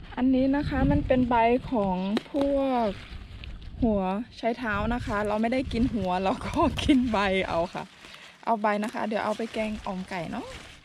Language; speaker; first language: Thai; native; Thai